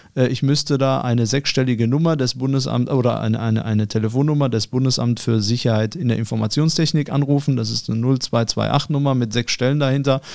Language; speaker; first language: German; early bilingual, other home language; Arabic